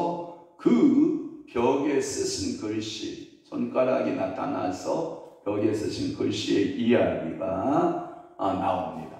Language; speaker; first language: Korean; native; Korean